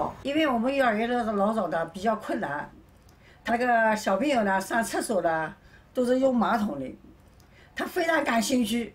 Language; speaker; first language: Chinese; native; Chinese